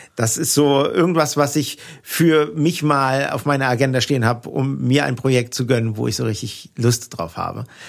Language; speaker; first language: German; native; German